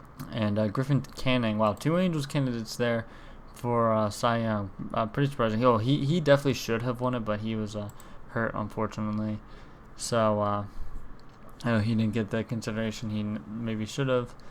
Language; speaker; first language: English; native; English